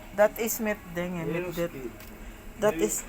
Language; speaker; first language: Dutch; non-native, learner; Filipino